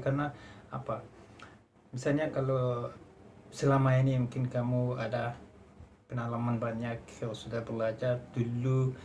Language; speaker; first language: Indonesian; non-native, fluent; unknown